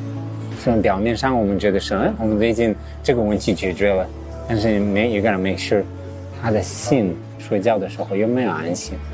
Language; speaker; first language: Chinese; early bilingual, heritage; English